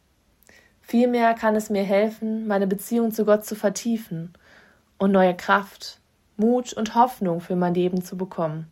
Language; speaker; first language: German; native; German